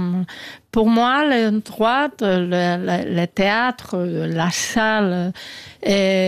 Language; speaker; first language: French; non-native, learner; Spanish